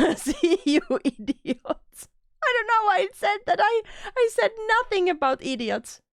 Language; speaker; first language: English; non-native, fluent; Finnish